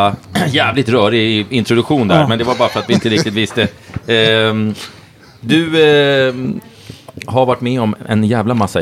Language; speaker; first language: Swedish; native; Swedish